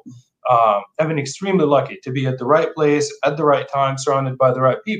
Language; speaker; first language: English; non-native, fluent; Arabic